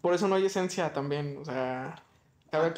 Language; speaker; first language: Spanish; native; Spanish